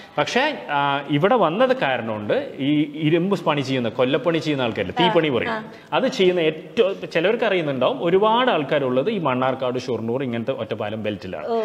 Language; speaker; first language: Malayalam; non-native, local second language; Kannada